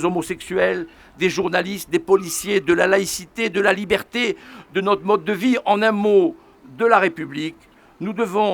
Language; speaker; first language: French; native; French